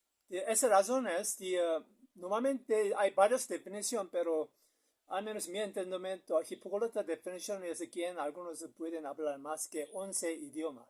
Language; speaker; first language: Spanish; non-native, learner; Korean